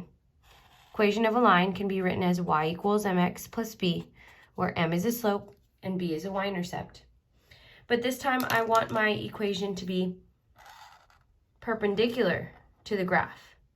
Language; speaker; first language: English; native; English